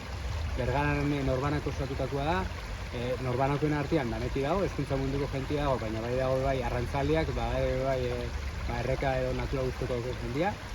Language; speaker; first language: Basque; native; Basque